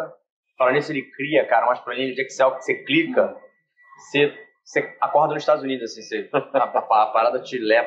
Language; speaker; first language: Portuguese; native; Portuguese